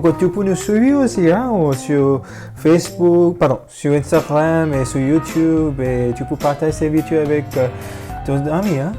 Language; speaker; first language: French; non-native, fluent; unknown